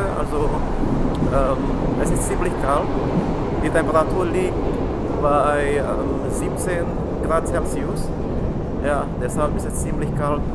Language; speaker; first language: German; non-native, fluent; Indonesian